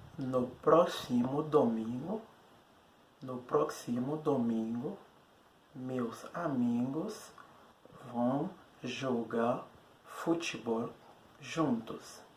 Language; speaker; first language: Portuguese; non-native, learner; Haitian Creole